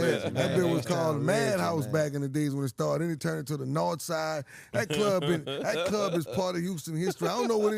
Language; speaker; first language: English; native; English